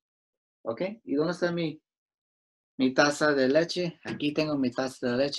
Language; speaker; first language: Spanish; early bilingual, heritage; Spanish